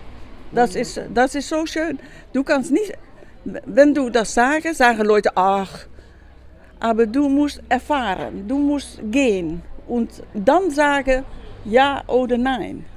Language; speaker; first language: German; non-native, learner; Dutch